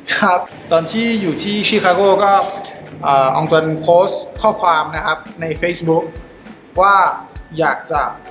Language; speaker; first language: Thai; early bilingual, other home language; French